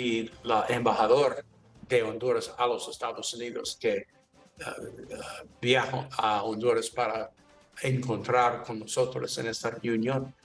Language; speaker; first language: Spanish; non-native, learner; English